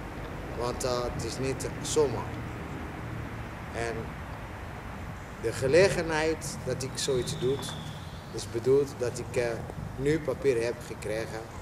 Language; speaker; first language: Dutch; non-native, learner; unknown